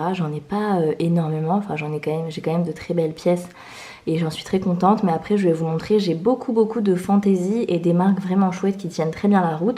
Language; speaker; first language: French; native; French